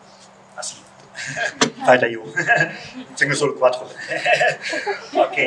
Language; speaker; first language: Spanish; non-native, learner; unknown